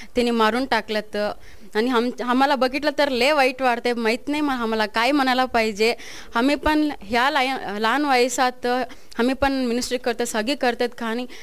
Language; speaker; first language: Marathi; non-native, local second language; Kannada